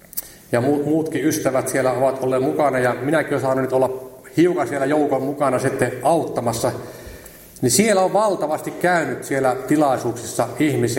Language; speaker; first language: Finnish; native; Finnish